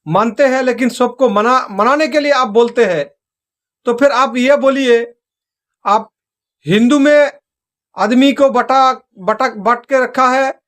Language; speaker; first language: Hindi; non-native, local second language; Santali